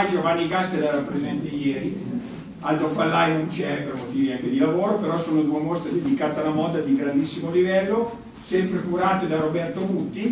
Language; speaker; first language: Italian; native; Italian